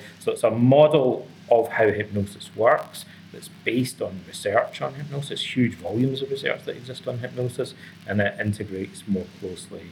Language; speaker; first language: English; native; English